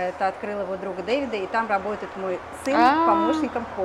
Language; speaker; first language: Russian; native; Russian